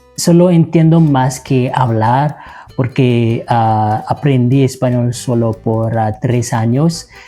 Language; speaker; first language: Spanish; non-native, learner; Malagasy